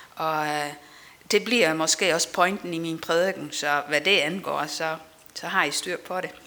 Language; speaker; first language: Danish; non-native, fluent; Dutch